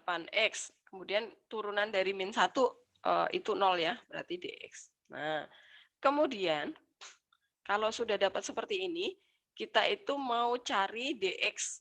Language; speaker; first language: Indonesian; native; Indonesian